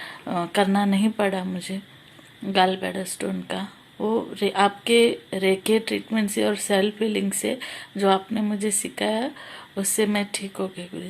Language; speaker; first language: Hindi; native; Hindi